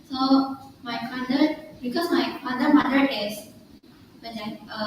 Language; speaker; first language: English; non-native, learner; Indonesian